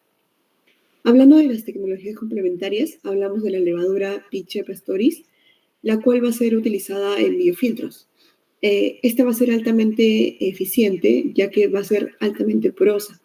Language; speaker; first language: Spanish; native; Spanish